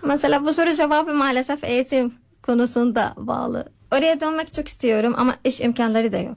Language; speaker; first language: Turkish; non-native, learner; Arabic